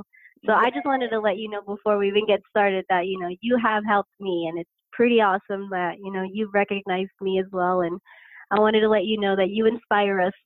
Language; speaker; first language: English; native; English